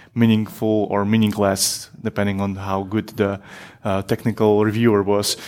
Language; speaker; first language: English; non-native, fluent; Polish